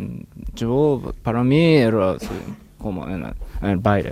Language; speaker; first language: Spanish; non-native, learner; Japanese